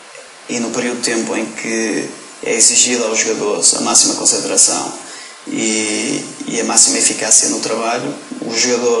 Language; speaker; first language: Portuguese; native; Portuguese